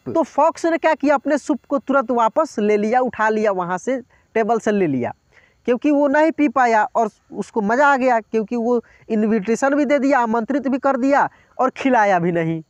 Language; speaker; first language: Hindi; native; Hindi